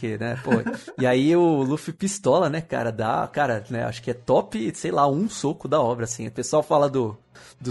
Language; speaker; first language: Portuguese; native; Portuguese